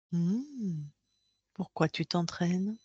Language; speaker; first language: French; native; French